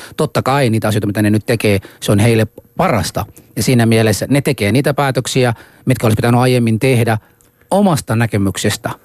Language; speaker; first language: Finnish; non-native, fluent; Somali